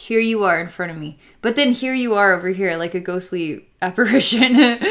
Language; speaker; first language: English; native; English